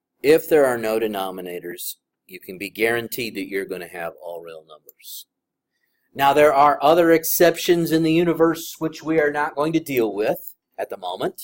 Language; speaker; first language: English; native; English